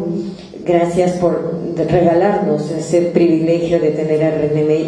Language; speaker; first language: Spanish; native; Spanish